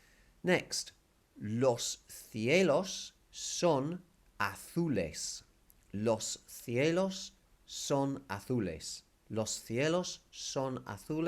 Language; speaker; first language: Spanish; non-native, fluent; English